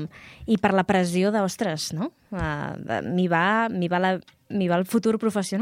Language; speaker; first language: Catalan; native; Catalan